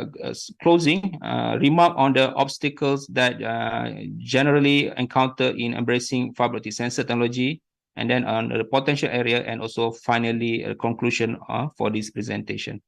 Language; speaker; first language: English; non-native, fluent; Indonesian